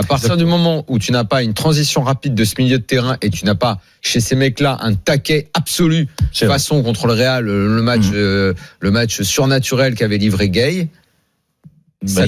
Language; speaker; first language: French; native; French